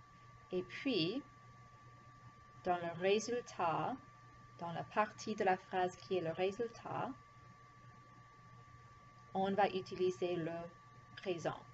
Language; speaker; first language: French; non-native, fluent; English